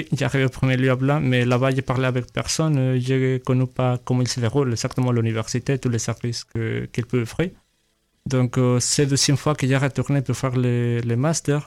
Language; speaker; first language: French; non-native, learner; Spanish